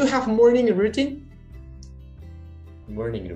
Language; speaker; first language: English; non-native, fluent; Indonesian